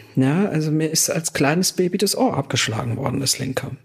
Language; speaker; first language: German; native; German